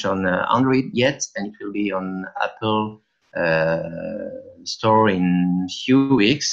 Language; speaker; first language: English; non-native, fluent; French